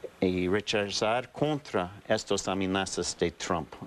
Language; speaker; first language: Spanish; non-native, fluent; English